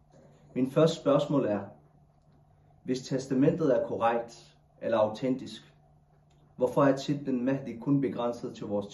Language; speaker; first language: Danish; non-native, local second language; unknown